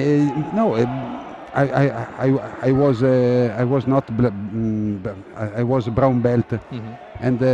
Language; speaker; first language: English; non-native, fluent; Italian